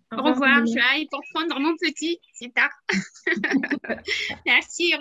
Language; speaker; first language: French; non-native, learner; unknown